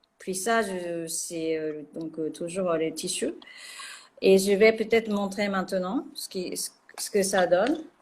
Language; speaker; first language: French; non-native, fluent; Japanese